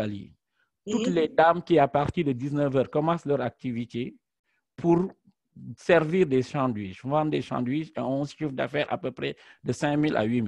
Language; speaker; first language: French; non-native, local second language; Wolof